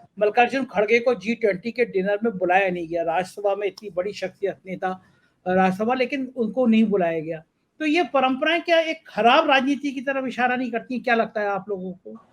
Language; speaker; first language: Hindi; native; Hindi